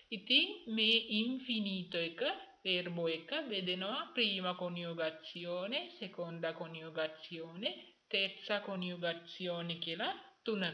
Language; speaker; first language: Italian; non-native, fluent; Sinhala